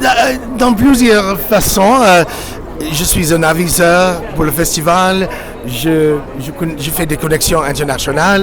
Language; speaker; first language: French; non-native, fluent; English